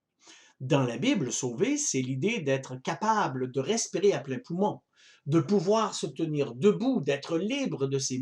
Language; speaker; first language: French; native; French